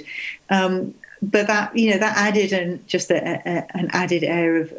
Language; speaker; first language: English; native; English